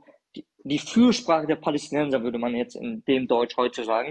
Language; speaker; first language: German; early bilingual, other home language; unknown